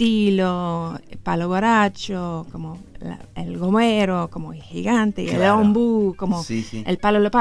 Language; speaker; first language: Spanish; non-native, learner; English